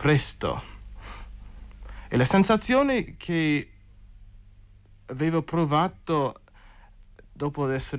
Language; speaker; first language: Italian; non-native, fluent; English